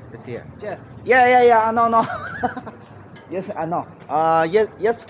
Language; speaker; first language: English; non-native, learner; Chinese